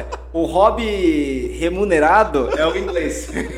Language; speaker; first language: Portuguese; early bilingual, heritage; Portuguese